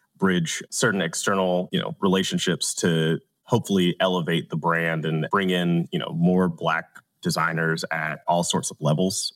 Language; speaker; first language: English; native; English